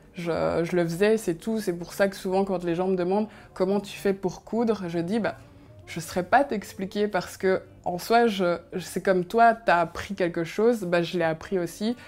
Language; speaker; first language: French; early bilingual, other home language; Kinyarwanda